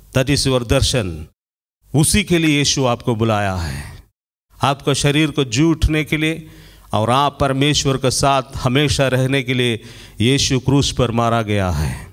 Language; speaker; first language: Hindi; non-native, local second language; Malayalam